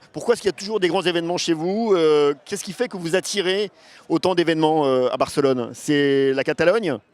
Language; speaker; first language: French; native; French